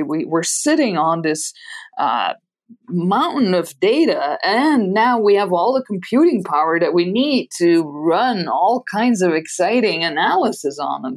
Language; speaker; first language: English; non-native, fluent; Dutch